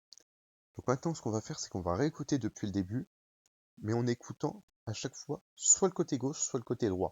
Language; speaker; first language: French; native; French